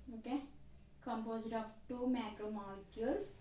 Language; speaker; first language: English; non-native, local second language; Telugu